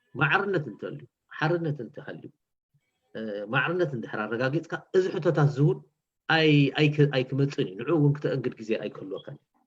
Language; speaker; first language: Tigrinya; native; Tigrinya